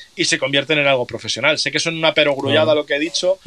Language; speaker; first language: Spanish; native; Spanish